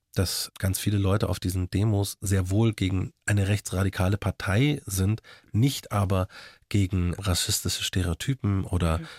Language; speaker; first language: German; native; German